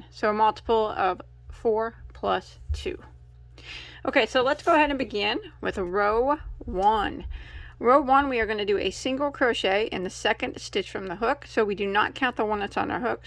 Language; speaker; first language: English; native; English